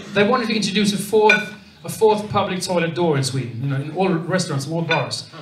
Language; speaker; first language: English; non-native, fluent; Swedish